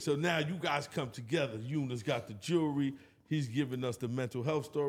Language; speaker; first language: English; native; English